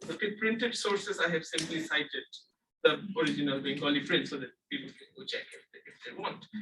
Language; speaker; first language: English; non-native, local second language; Bangla